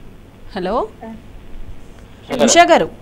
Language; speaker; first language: Telugu; native; Telugu